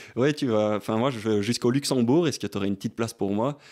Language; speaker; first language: French; native; French